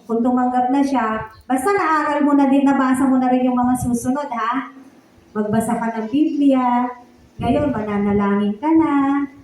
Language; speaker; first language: Filipino; native; Filipino